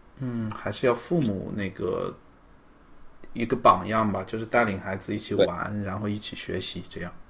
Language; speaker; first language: Chinese; native; Chinese